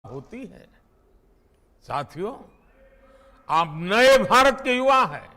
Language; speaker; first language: Hindi; non-native, local second language; Gujarati